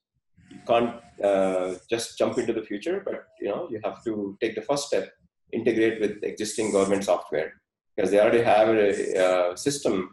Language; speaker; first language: English; non-native, fluent; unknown